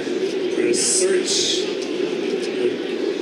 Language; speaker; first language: English; native; English